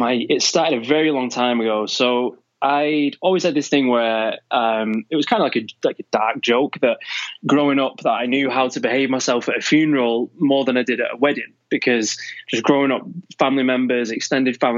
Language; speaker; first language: English; native; English